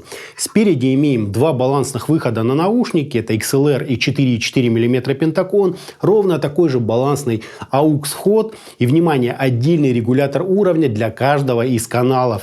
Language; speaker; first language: Russian; native; Russian